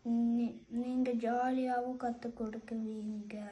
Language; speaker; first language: Tamil; early bilingual, heritage; Tamil